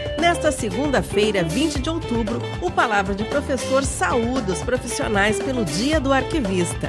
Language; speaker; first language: Portuguese; native; Portuguese